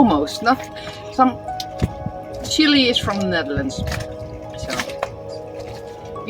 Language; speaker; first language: English; non-native, fluent; Dutch